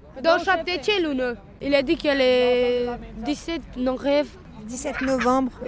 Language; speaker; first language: French; non-native, learner; Romanian